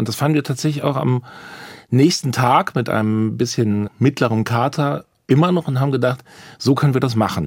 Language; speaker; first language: German; native; German